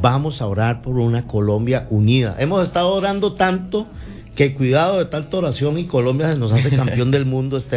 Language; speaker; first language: Spanish; native; Spanish